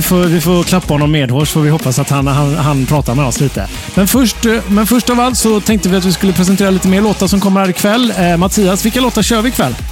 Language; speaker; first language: Swedish; native; Swedish